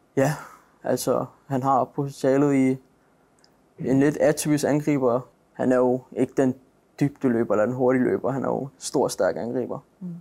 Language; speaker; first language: Danish; native; Danish